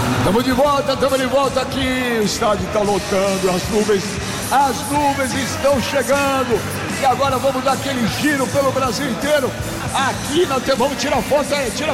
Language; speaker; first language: Portuguese; native; Portuguese